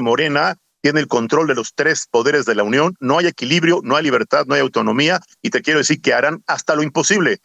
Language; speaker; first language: Spanish; native; Spanish